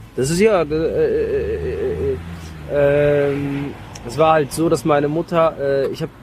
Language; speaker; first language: German; native; German